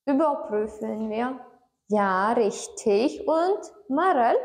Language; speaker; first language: German; non-native, learner; Turkmen